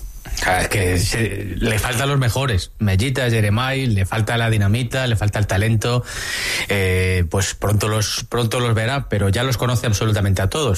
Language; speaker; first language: Spanish; native; Spanish